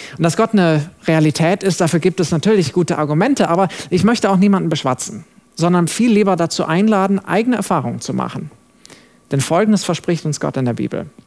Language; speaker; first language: German; non-native, fluent; English